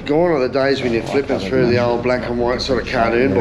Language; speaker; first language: English; native; English